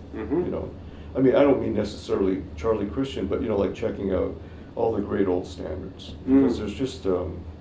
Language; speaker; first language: English; native; English